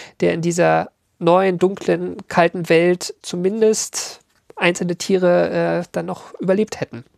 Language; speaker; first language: German; native; German